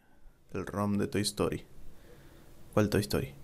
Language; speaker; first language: Spanish; native; Spanish